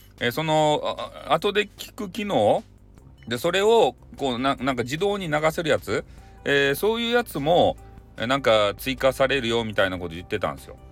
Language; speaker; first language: Japanese; native; Japanese